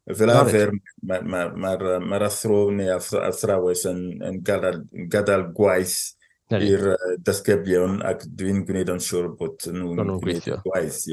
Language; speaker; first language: Welsh; non-native, fluent; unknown